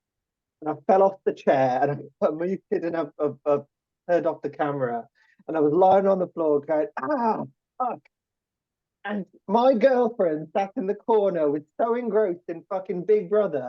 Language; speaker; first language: English; native; English